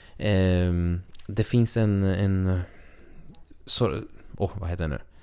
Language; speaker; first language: Swedish; early bilingual, other home language; Spanish